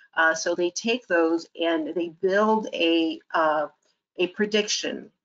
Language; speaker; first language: English; native; English